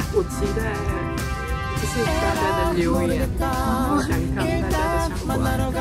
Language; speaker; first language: Chinese; non-native, learner; Japanese